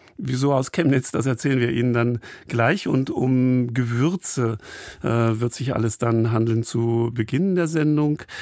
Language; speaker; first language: German; native; German